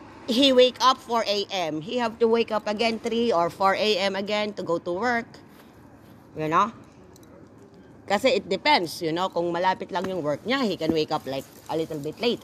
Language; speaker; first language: English; non-native, local second language; Filipino